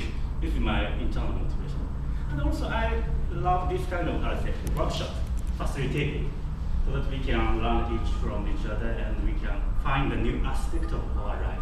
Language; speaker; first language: English; non-native, fluent; Japanese